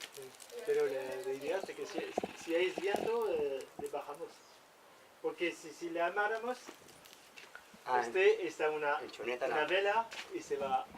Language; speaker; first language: Spanish; non-native, learner; French